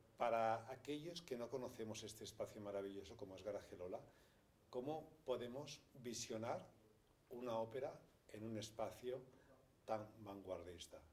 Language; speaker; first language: Spanish; native; Spanish